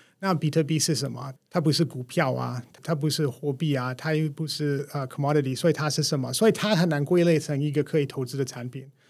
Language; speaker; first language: Chinese; non-native, fluent; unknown